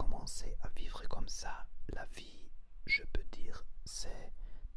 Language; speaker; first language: French; non-native, learner; Spanish